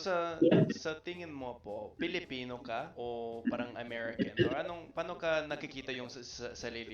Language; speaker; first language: Filipino; non-native, fluent; English